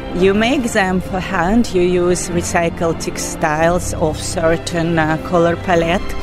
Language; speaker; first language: English; non-native, fluent; Belarusian